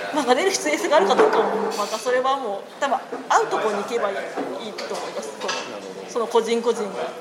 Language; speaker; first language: Japanese; native; Japanese